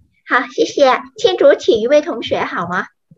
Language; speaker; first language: Chinese; non-native, fluent; Vietnamese